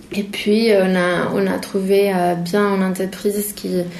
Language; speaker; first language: French; non-native, fluent; Spanish